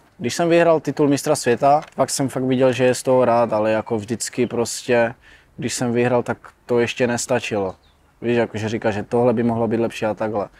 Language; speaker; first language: Czech; native; Czech